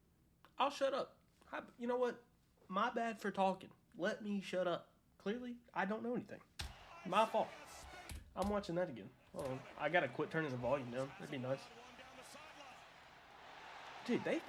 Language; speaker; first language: English; native; English